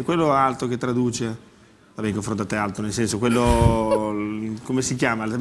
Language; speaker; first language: Italian; native; Italian